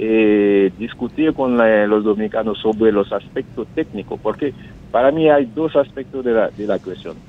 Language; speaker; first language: Spanish; non-native, fluent; Haitian Creole